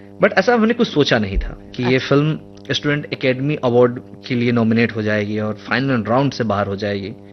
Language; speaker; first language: Hindi; non-native, local second language; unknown